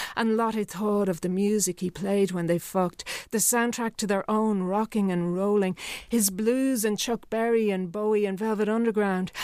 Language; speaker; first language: English; native; English